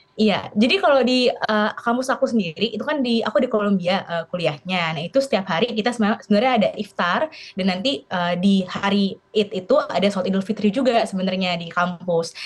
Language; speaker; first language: Indonesian; native; Indonesian